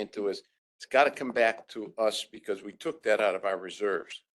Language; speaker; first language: English; native; English